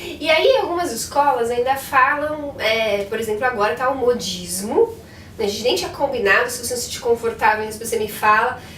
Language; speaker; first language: Portuguese; native; Portuguese